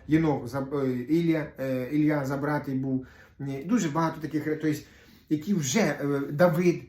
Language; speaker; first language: Ukrainian; non-native, local second language; Russian